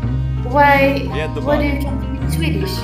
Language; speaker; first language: English; non-native, fluent; Swedish